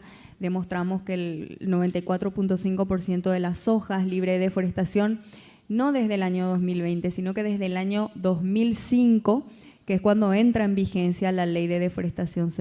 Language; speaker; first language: Spanish; native; Spanish